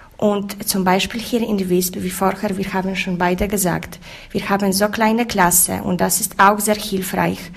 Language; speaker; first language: German; non-native, learner; Polish